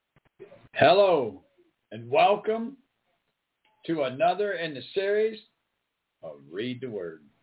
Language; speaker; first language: English; native; English